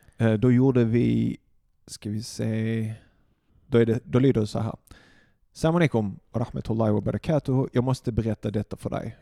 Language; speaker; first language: Swedish; early bilingual, other home language; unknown